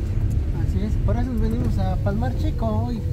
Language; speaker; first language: Spanish; native; Spanish